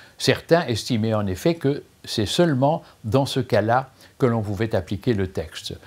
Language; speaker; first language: French; native; French